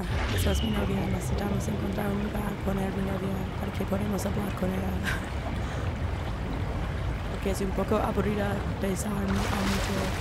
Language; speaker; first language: Spanish; non-native, learner; English